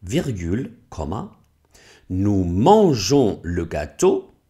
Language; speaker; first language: French; non-native, fluent; German